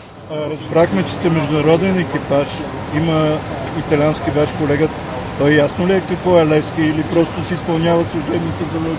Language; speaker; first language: Bulgarian; native; Bulgarian